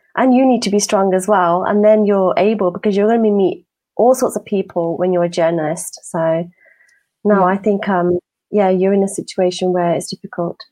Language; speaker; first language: English; native; English